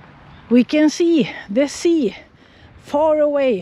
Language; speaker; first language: English; non-native, fluent; Swedish